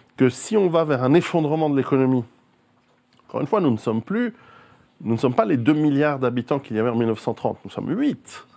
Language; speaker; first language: French; native; French